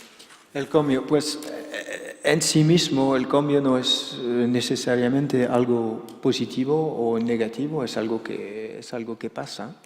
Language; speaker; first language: Spanish; non-native, fluent; Dutch